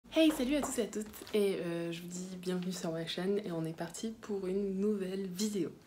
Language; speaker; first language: French; early bilingual, other home language; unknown